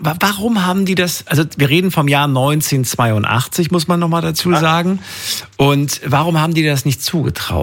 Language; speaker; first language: German; native; German